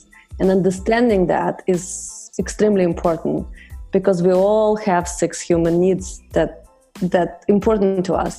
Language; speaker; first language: English; non-native, fluent; Russian